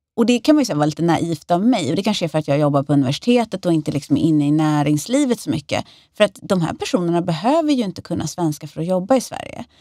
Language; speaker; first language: Swedish; native; Swedish